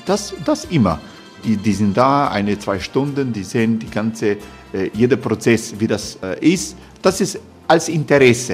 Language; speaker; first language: German; non-native, learner; Croatian